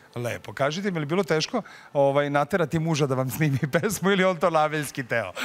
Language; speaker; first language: Serbian; native; Serbian